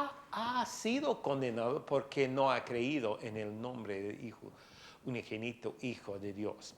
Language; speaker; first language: Spanish; non-native, fluent; English